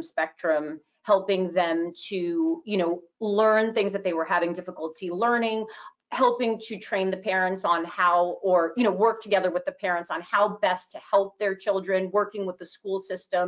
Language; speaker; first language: English; native; English